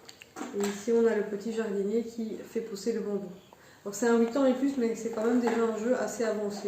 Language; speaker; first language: French; native; French